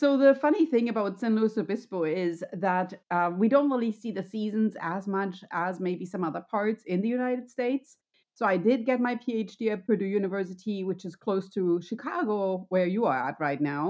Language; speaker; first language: English; non-native, fluent; German